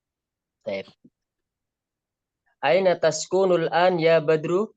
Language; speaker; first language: Arabic; non-native, learner; Indonesian